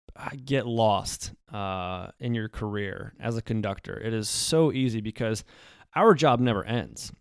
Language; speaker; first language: English; early bilingual, other home language; Polish